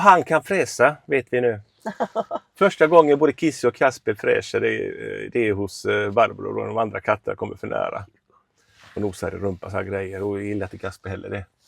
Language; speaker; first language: Swedish; native; Swedish